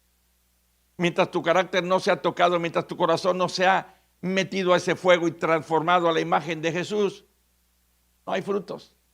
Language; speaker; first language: Spanish; native; Spanish